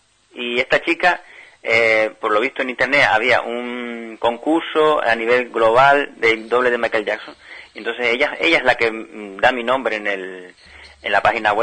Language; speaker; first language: Spanish; native; Spanish